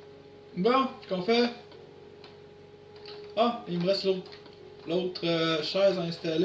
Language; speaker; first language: French; native; French